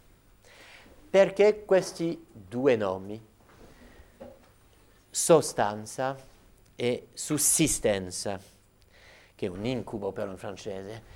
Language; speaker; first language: Italian; non-native, fluent; French